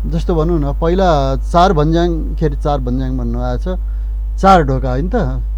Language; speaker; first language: Nepali; non-native, local second language; Eastern Tamang